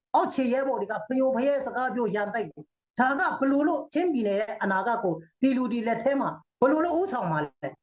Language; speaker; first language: Burmese; non-native, local second language; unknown